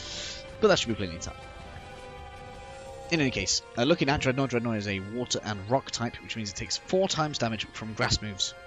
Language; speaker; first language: English; native; English